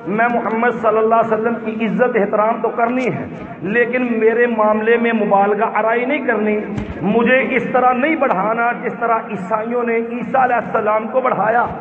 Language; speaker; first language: Urdu; non-native, local second language; Punjabi